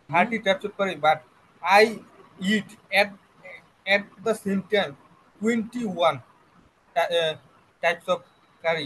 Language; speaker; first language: English; non-native, learner; Bangla